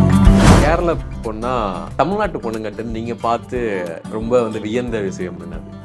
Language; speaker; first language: Tamil; native; Tamil